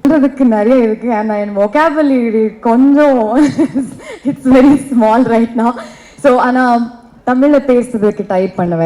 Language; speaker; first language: Tamil; non-native, learner; Kannada